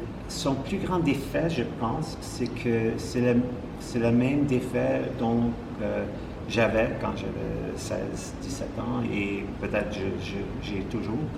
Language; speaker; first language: French; non-native, local second language; English